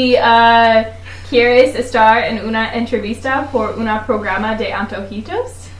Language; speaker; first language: Spanish; non-native, learner; English